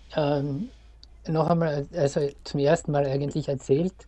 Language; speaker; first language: German; native; German